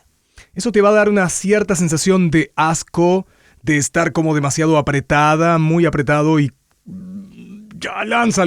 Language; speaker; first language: Spanish; native; Spanish